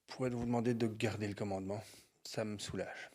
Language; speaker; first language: French; native; French